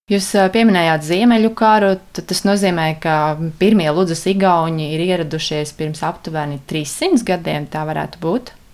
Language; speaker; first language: Latvian; native; Latvian